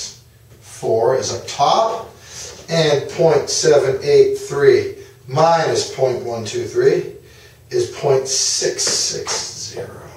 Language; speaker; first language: English; native; English